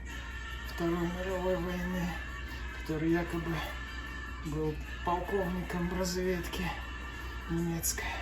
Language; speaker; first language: Russian; native; Russian